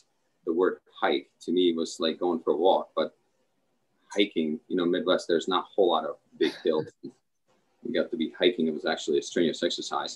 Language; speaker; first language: English; non-native, fluent; Czech